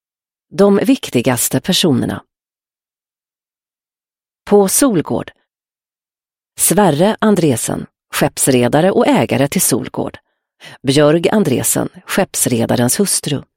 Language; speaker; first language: Swedish; native; Swedish